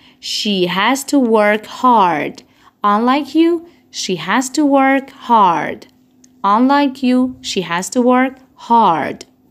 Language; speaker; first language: English; non-native, fluent; Persian